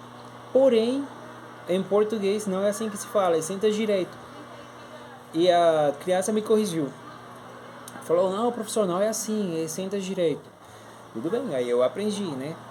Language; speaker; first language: Portuguese; non-native, fluent; Spanish